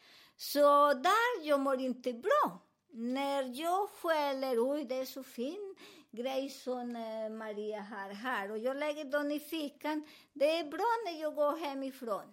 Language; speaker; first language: Swedish; non-native, learner; Spanish